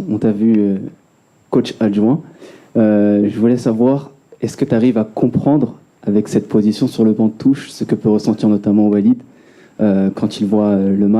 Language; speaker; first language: French; native; French